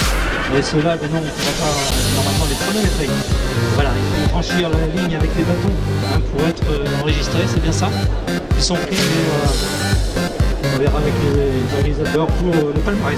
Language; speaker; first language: French; native; French